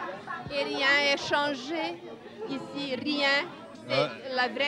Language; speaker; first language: French; non-native, learner; Serbian